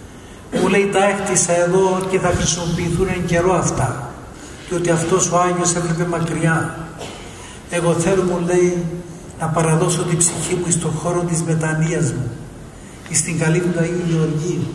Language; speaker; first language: Greek; native; Greek